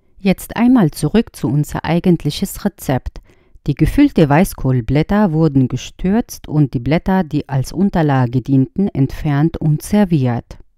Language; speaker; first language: German; non-native, fluent; Arabic